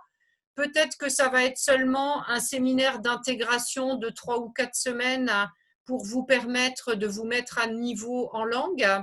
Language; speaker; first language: French; native; French